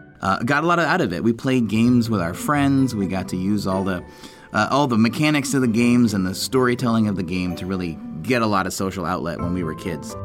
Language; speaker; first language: English; native; English